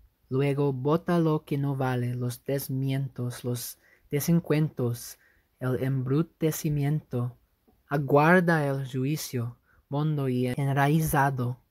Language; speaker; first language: Spanish; non-native, fluent; English